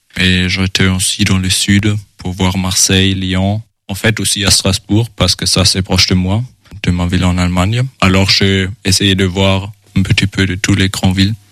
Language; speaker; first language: French; non-native, fluent; German